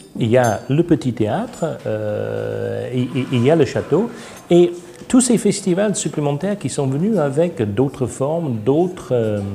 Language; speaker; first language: French; non-native, fluent; English